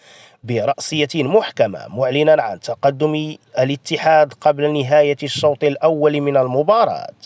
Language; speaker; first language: Arabic; native; Arabic